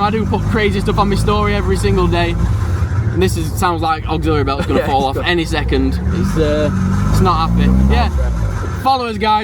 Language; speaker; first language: English; native; English